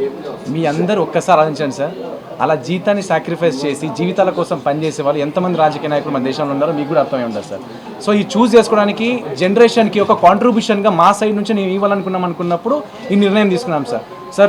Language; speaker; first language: Telugu; native; Telugu